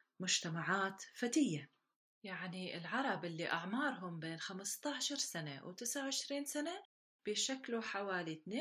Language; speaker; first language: Arabic; native; Arabic